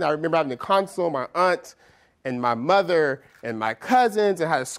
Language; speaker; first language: English; native; English